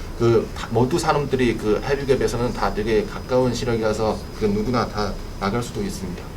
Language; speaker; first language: Korean; non-native, learner; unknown